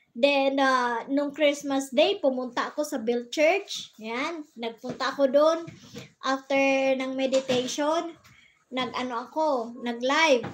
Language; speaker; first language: Filipino; non-native, local second language; Bikol